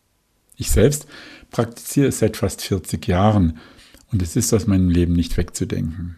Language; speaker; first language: German; native; German